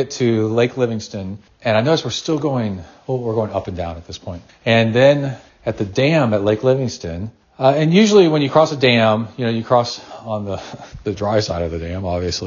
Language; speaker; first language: English; native; English